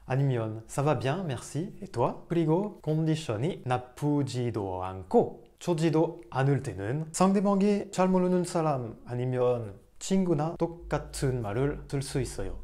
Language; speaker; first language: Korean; non-native, fluent; French